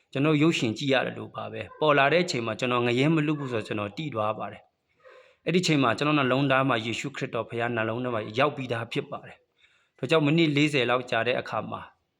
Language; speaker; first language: Burmese; non-native, local second language; Shwe Palaung